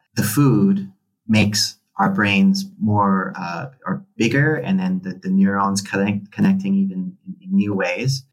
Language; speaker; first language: English; non-native, local second language; Cantonese